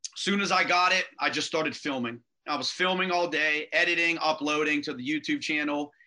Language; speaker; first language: English; native; English